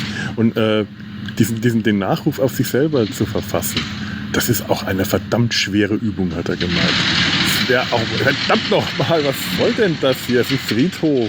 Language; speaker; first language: German; native; German